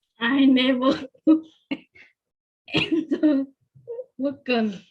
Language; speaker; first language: English; non-native, learner; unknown